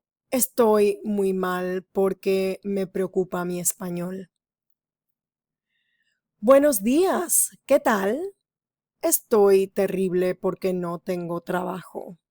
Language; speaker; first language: Spanish; non-native, fluent; English